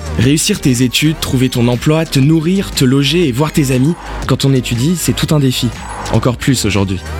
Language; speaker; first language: French; native; French